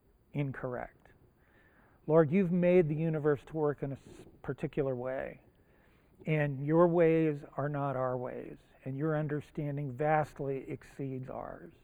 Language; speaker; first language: English; early bilingual, other home language; Japanese